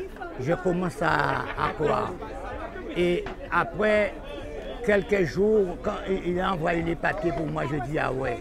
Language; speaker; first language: French; non-native, local second language; Guadeloupean Creole French